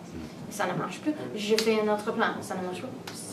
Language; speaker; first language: French; non-native, learner; English